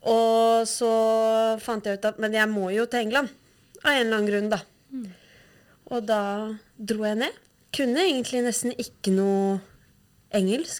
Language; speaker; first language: Norwegian; native; Norwegian